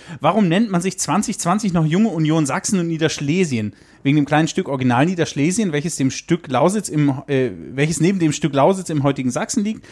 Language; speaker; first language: German; native; German